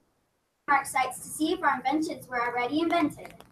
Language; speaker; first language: English; native; English